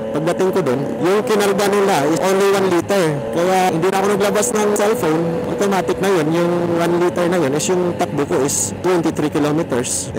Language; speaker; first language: Filipino; non-native, local second language; Cebuano